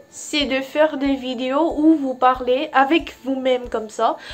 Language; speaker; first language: French; non-native, fluent; Vietnamese